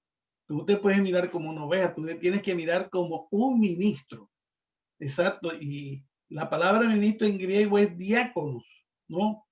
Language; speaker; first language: Spanish; native; Spanish